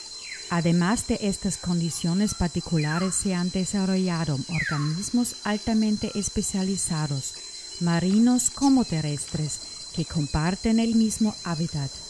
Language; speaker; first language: Spanish; non-native, fluent; German